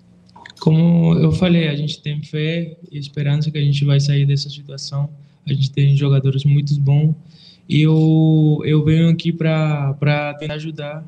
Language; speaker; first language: Portuguese; non-native, fluent; Spanish